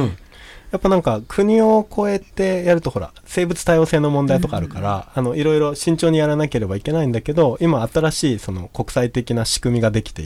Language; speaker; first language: Japanese; native; Japanese